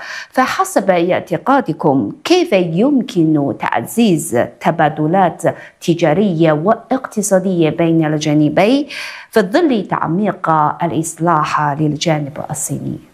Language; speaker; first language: Arabic; non-native, fluent; Chinese